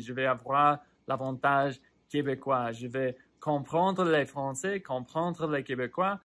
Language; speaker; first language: French; non-native, fluent; English